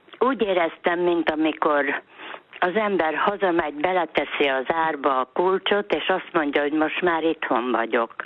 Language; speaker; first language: Hungarian; native; Hungarian